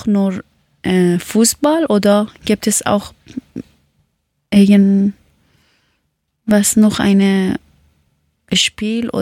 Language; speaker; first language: German; non-native, learner; Persian